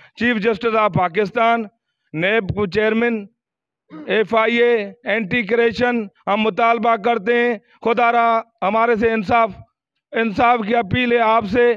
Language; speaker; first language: Urdu; non-native, local second language; Sindhi